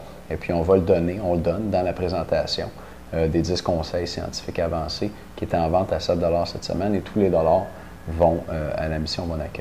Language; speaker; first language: French; native; French